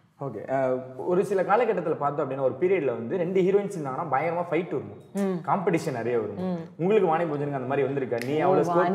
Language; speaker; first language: Tamil; native; Tamil